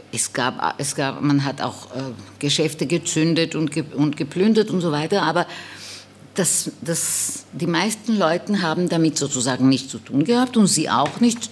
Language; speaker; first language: German; non-native, fluent; Hebrew